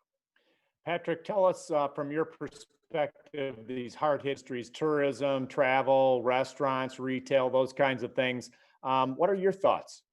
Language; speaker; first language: English; native; English